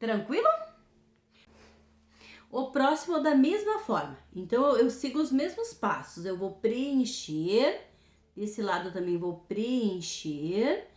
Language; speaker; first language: Portuguese; native; Portuguese